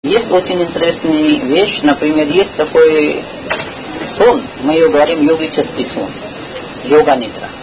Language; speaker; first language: Russian; non-native, learner; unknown